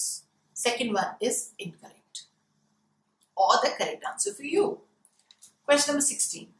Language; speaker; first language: English; non-native, local second language; Hindi